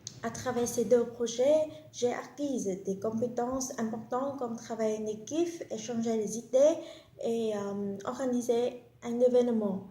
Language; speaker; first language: French; non-native, fluent; Vietnamese